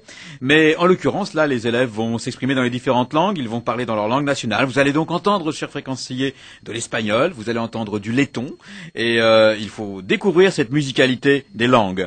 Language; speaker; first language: French; native; French